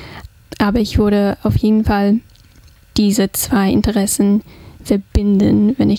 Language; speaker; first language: German; non-native, fluent; English